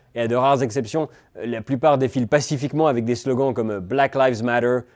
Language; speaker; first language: French; native; French